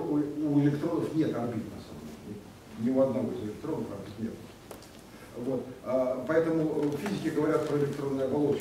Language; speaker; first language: Russian; native; Russian